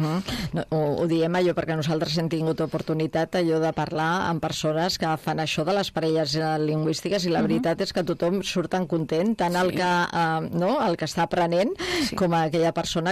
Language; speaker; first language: Catalan; native; Catalan